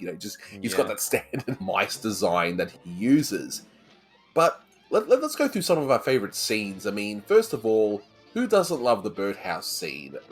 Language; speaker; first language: English; native; English